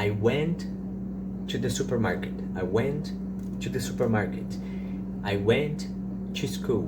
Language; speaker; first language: English; non-native, fluent; Portuguese